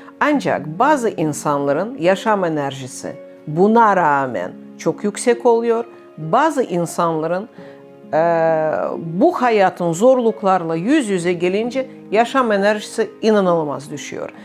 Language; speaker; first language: Turkish; non-native, fluent; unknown